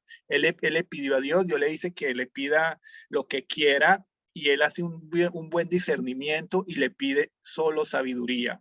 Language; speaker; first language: Spanish; native; Spanish